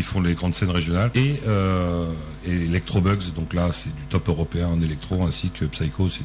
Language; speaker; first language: French; native; French